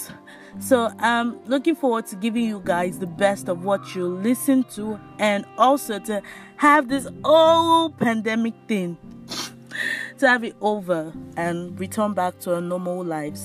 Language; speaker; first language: English; non-native, local second language; Yoruba